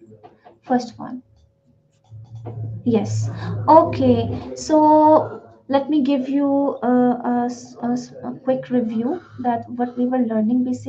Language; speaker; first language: English; non-native, local second language; Urdu